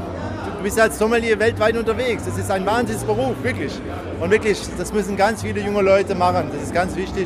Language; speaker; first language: German; native; German